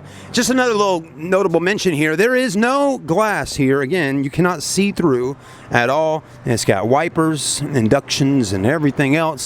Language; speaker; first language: English; native; English